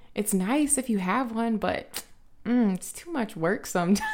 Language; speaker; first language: English; native; English